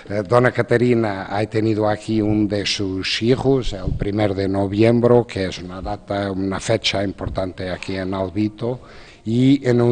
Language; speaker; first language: Spanish; non-native, fluent; Portuguese